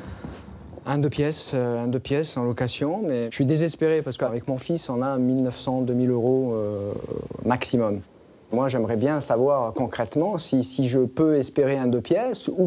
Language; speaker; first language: French; native; French